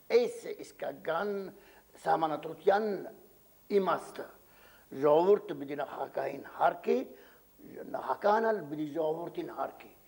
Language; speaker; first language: Armenian; early bilingual, heritage; Armenian